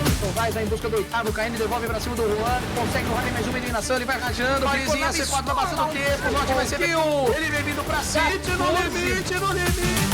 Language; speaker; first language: Portuguese; native; Portuguese